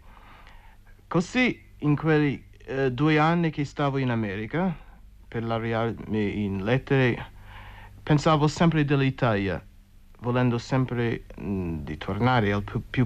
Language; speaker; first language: Italian; non-native, fluent; English